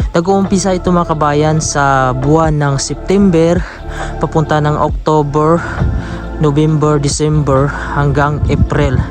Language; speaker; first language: Filipino; native; Filipino